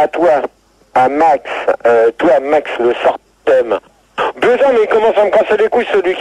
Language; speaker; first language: French; native; French